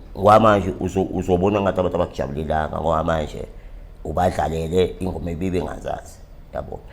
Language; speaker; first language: Zulu; native; Zulu